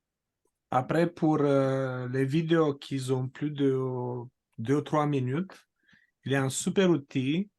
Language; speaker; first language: French; non-native, fluent; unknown